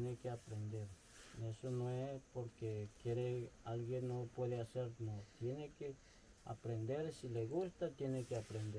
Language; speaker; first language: Spanish; non-native, local second language; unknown